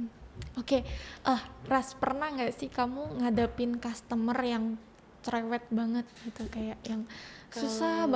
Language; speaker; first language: Indonesian; native; Indonesian